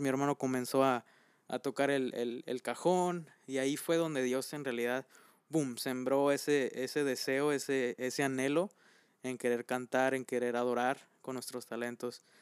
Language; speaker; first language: Spanish; native; Spanish